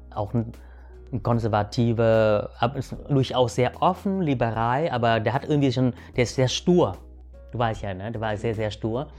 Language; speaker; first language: German; non-native, fluent; Vietnamese